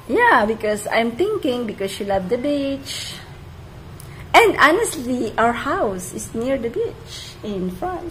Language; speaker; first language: English; non-native, local second language; Filipino